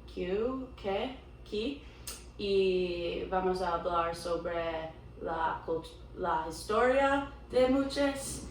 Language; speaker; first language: Spanish; non-native, learner; English